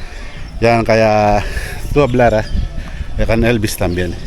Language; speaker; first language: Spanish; non-native, learner; Filipino